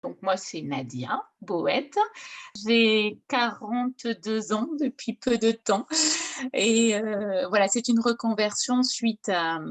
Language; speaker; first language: French; native; French